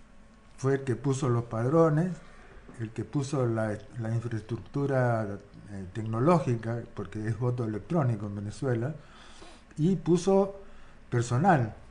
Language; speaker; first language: Spanish; native; Spanish